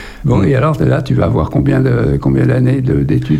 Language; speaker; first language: French; native; French